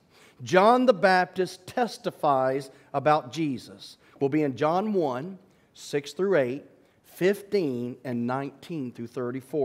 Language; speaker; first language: English; native; English